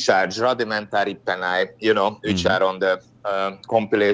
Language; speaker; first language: English; non-native, fluent; Hungarian